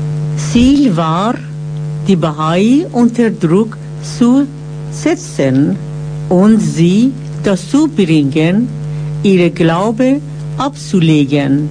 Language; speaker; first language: German; non-native, fluent; Persian